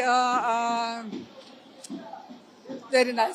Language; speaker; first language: English; non-native, learner; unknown